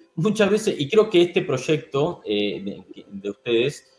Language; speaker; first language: Spanish; native; Spanish